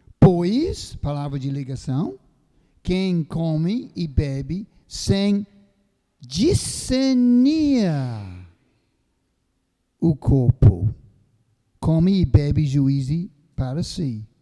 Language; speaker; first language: Portuguese; non-native, fluent; English